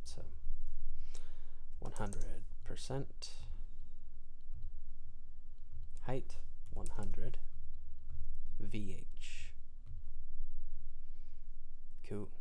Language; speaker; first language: English; native; English